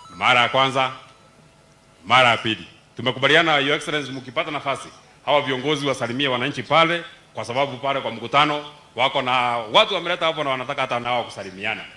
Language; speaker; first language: Swahili; non-native, local second language; Kikuyu